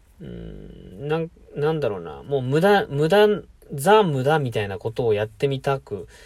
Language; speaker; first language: Japanese; native; Japanese